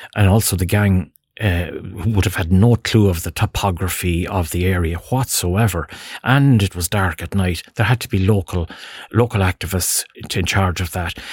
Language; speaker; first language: English; native; English